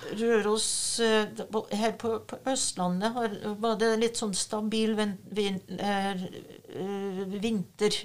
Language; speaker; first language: Norwegian; non-native, fluent; French